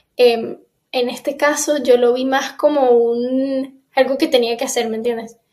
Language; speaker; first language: Spanish; native; Spanish